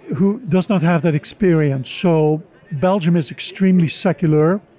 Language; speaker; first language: English; non-native, fluent; Dutch